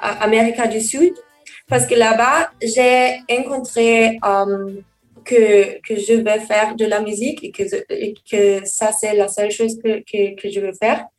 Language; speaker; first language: French; non-native, learner; German